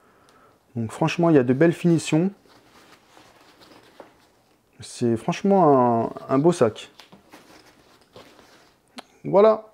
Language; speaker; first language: French; native; French